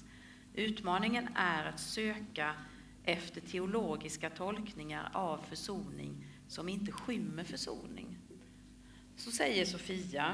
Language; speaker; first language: Swedish; native; Swedish